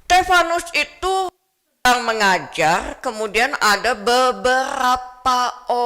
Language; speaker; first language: Indonesian; native; Indonesian